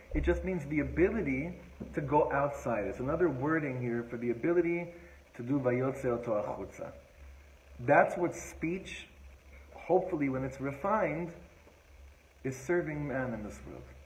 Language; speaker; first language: English; native; English